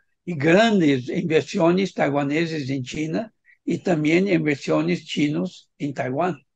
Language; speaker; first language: Spanish; non-native, fluent; Portuguese